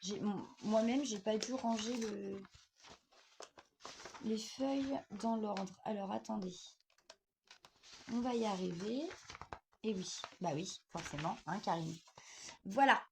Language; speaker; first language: French; native; French